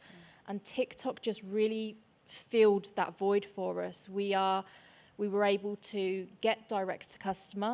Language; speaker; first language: English; native; English